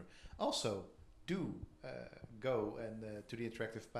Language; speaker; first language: English; non-native, fluent; Dutch